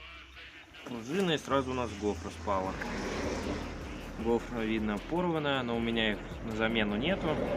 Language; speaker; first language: Russian; native; Russian